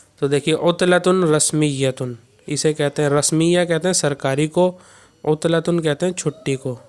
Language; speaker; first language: Urdu; native; Urdu